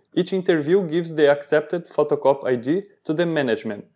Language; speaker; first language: English; non-native, learner; Portuguese